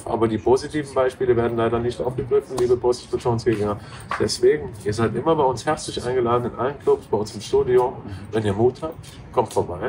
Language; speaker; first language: German; native; German